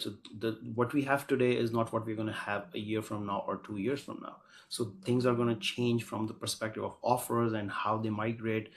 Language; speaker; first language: English; native; English